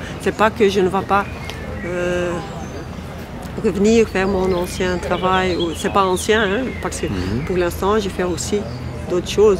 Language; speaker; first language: French; non-native, local second language; Dutch